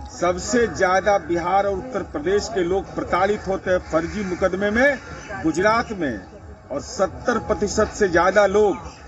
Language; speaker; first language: Hindi; native; Hindi